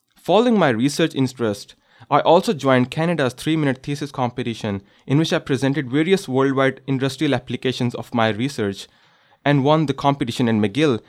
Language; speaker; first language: English; non-native, local second language; Urdu